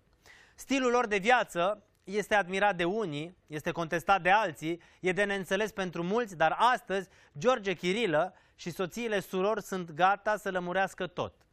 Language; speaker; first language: Romanian; native; Romanian